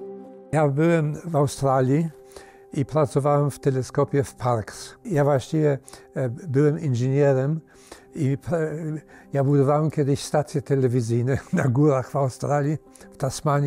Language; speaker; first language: Polish; early bilingual, heritage; Polish